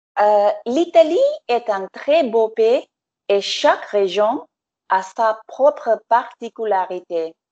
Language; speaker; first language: French; non-native, fluent; English